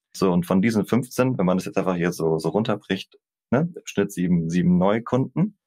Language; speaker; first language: German; native; German